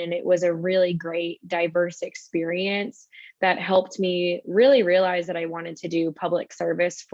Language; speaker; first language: English; native; English